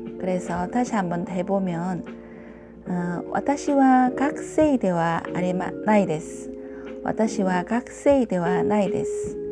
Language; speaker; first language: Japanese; non-native, learner; Korean